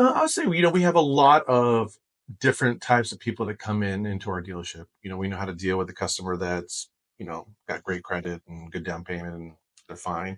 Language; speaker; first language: English; native; English